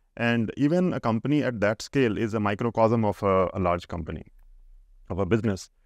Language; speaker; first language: English; non-native, local second language; Hindi